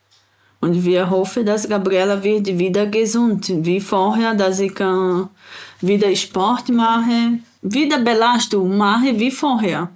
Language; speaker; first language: German; non-native, learner; Portuguese